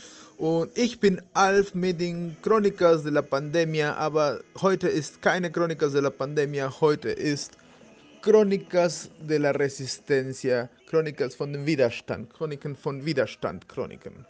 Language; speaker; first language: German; non-native, fluent; Spanish